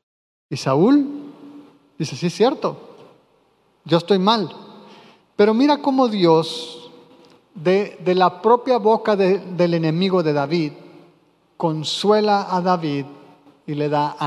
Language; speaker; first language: Spanish; native; Spanish